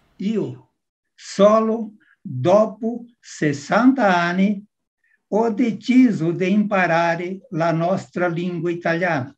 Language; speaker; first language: Italian; non-native, learner; Portuguese